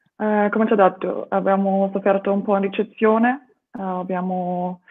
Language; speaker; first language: Italian; non-native, fluent; German